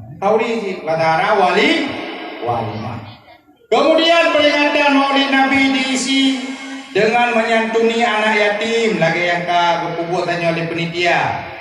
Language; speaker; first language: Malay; non-native, local second language; Achinese